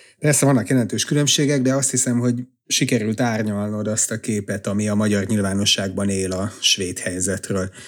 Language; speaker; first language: Hungarian; native; Hungarian